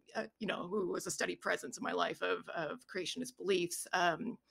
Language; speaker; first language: English; native; English